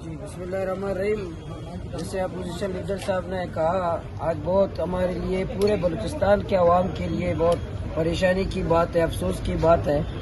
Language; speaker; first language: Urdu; non-native, local second language; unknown